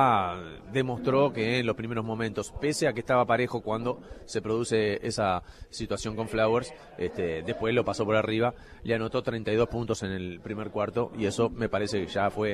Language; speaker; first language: Spanish; native; Spanish